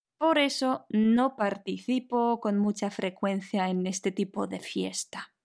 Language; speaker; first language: Spanish; non-native, fluent; Polish